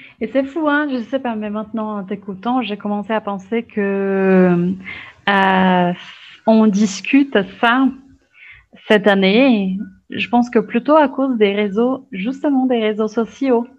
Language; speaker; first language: French; non-native, fluent; Portuguese